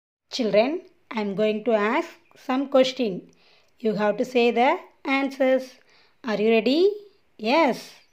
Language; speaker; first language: English; non-native, local second language; Tamil